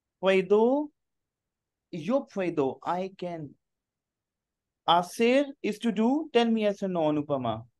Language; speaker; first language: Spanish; non-native, fluent; Hindi